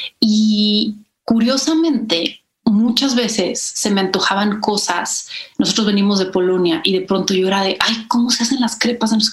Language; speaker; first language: Spanish; early bilingual, other home language; Polish